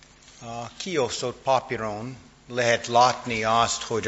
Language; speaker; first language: Hungarian; non-native, fluent; English